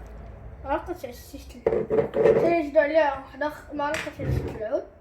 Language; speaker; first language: Arabic; native; Arabic